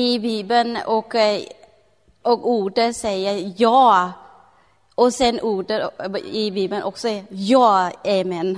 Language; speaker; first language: Swedish; non-native, learner; Thai